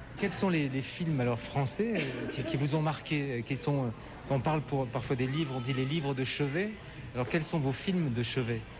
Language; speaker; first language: French; native; French